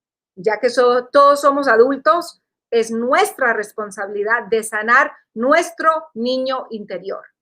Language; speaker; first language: Spanish; early bilingual, heritage; Spanish